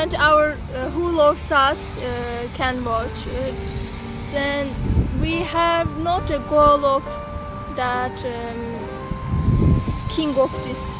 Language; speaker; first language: English; non-native, learner; Azerbaijani